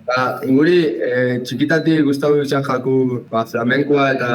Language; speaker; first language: Basque; native; Basque